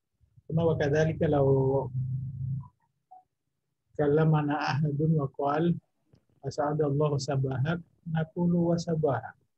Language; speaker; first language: Arabic; non-native, fluent; Indonesian